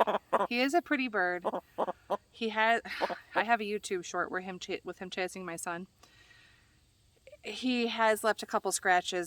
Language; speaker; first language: English; native; English